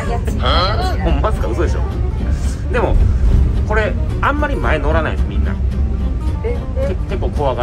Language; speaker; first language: Japanese; native; Japanese